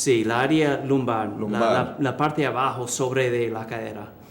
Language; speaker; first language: Spanish; early bilingual, heritage; English